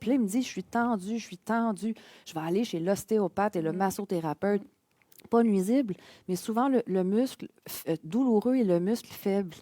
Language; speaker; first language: French; native; French